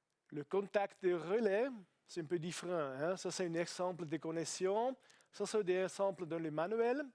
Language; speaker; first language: French; non-native, learner; Italian